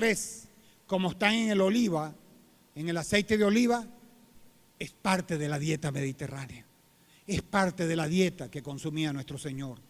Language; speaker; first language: Spanish; native; Spanish